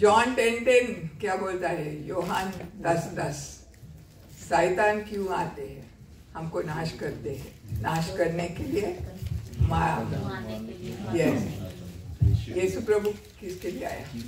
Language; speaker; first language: Hindi; non-native, local second language; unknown